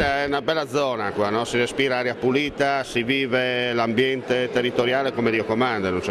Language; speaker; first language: Italian; native; Italian